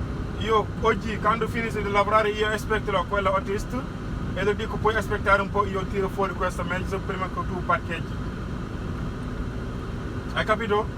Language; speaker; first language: Italian; non-native, fluent; Wolof